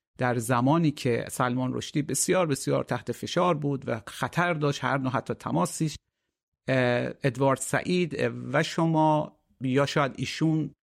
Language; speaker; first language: Persian; native; Persian